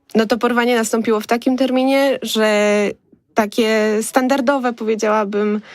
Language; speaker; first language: Polish; native; Polish